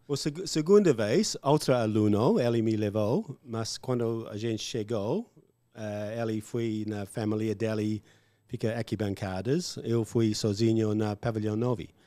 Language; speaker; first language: Portuguese; non-native, learner; English